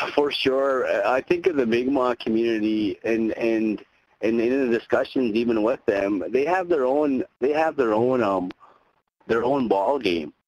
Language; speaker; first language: English; native; English